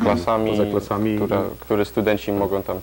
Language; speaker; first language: Polish; early bilingual, heritage; Polish